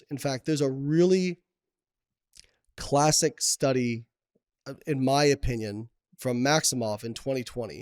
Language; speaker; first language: English; native; English